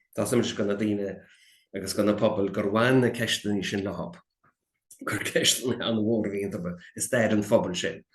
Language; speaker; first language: Irish; native; Irish